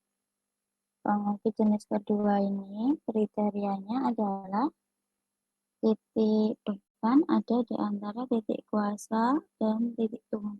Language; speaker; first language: Indonesian; native; Indonesian